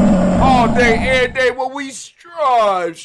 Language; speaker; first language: English; native; English